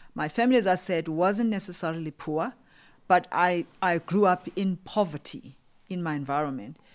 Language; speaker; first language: English; non-native, local second language; Xhosa